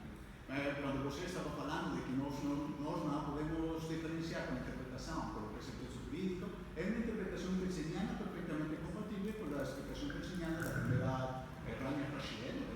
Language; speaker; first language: Portuguese; non-native, fluent; Spanish